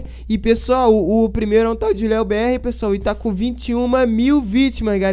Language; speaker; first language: Portuguese; native; Portuguese